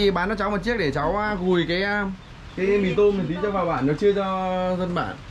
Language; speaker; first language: Vietnamese; native; Vietnamese